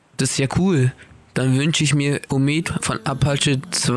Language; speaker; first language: German; early bilingual, other home language; Portuguese